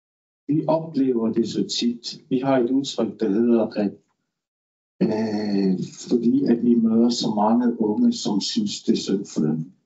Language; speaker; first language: Danish; non-native, local second language; Kalaallisut